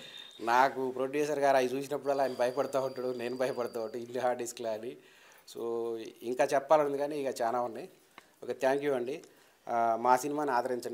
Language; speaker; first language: Telugu; native; Telugu